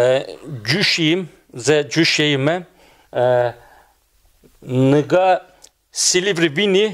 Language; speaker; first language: Albanian; non-native, learner; Turkish